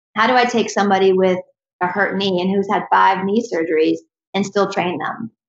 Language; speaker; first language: English; native; English